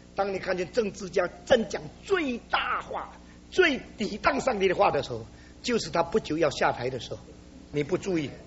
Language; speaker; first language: Chinese; native; Chinese